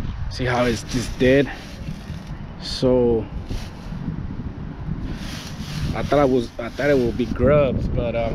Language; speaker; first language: English; early bilingual, other home language; Spanish